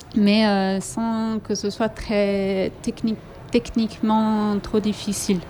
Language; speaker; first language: French; non-native, local second language; Italian